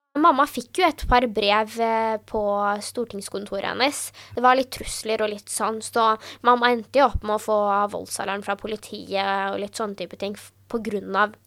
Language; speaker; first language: Norwegian; early bilingual, other home language; Urdu